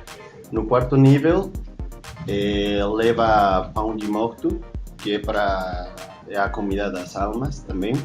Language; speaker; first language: Portuguese; non-native, learner; Spanish